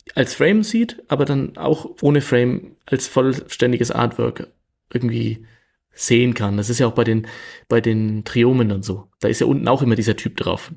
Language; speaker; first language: German; native; German